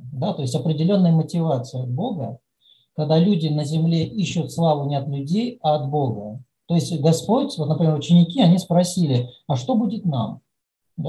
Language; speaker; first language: Russian; native; Russian